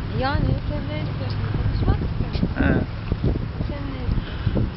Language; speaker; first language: Turkish; non-native, learner; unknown